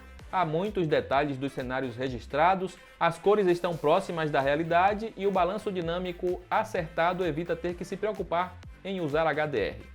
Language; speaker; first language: Portuguese; native; Portuguese